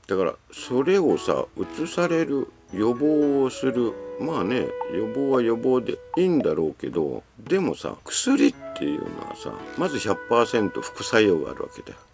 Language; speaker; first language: Japanese; native; Japanese